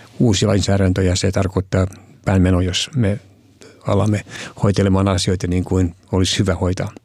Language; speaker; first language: Finnish; native; Finnish